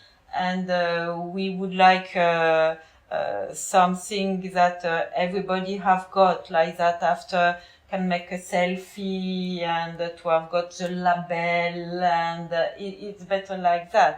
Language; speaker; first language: English; non-native, learner; French